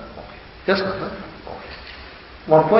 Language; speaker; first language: Russian; non-native, learner; Tibetan